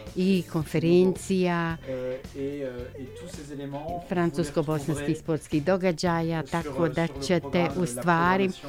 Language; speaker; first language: Bosnian; non-native, fluent; French